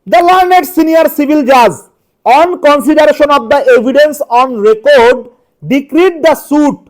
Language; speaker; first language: English; non-native, local second language; Bangla